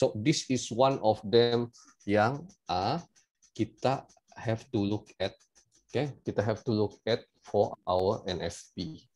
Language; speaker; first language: English; non-native, local second language; Malay